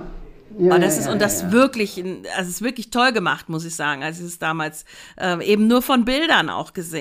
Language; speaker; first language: German; native; German